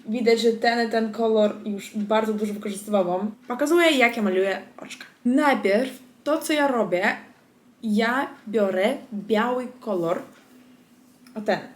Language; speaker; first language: Polish; non-native, fluent; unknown